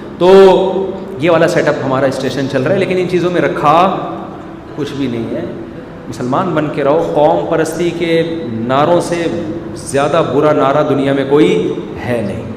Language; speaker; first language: Urdu; native; Urdu